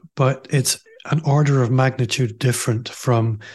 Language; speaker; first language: English; native; English